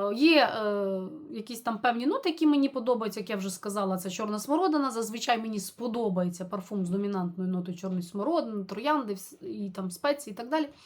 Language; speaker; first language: Ukrainian; non-native, local second language; Russian